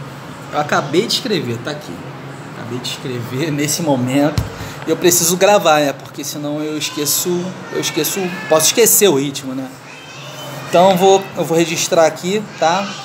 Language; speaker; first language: Portuguese; native; Portuguese